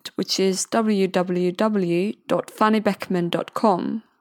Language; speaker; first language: English; non-native, fluent; Swedish